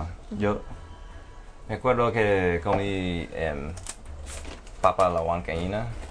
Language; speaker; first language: Spanish; non-native, fluent; English